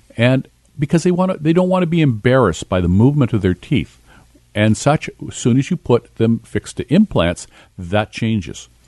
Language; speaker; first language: English; native; English